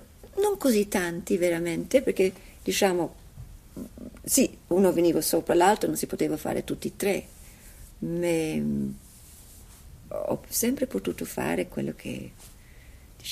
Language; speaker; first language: Italian; non-native, fluent; English